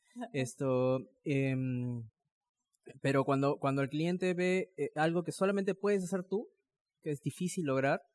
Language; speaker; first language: Spanish; native; Spanish